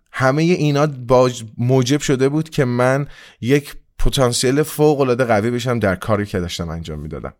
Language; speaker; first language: Persian; non-native, local second language; Kurdish